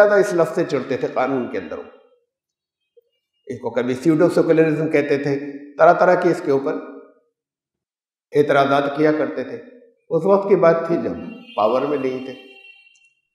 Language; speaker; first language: Urdu; native; Urdu